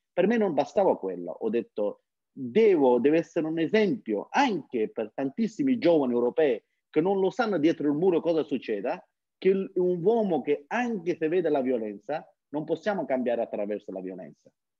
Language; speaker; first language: Italian; non-native, fluent; Persian